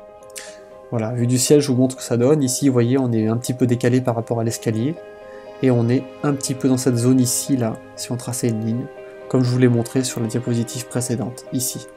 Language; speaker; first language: French; native; French